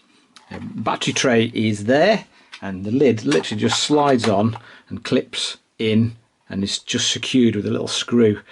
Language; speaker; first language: English; native; English